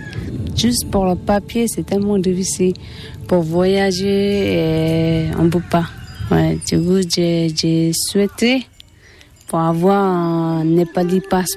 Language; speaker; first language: French; non-native, learner; Tibetan